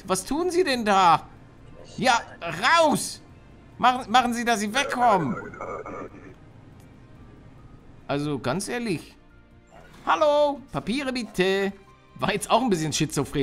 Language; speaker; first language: German; native; German